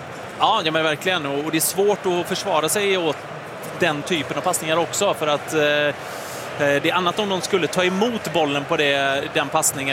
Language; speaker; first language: Swedish; native; Swedish